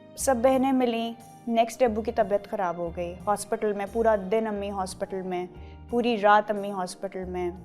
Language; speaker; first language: Urdu; native; Urdu